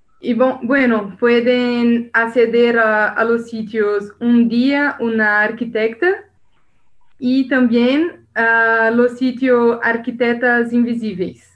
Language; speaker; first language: Spanish; non-native, learner; Portuguese